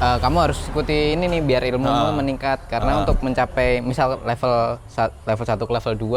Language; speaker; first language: Indonesian; non-native, local second language; Javanese